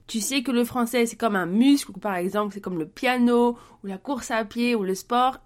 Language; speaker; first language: French; native; French